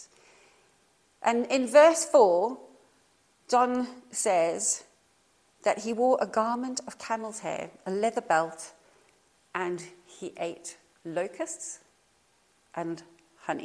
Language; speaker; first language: English; native; English